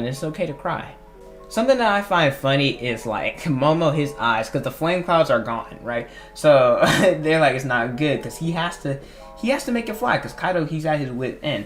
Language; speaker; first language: English; native; English